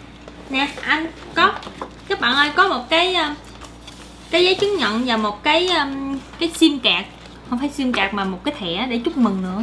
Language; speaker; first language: Vietnamese; native; Vietnamese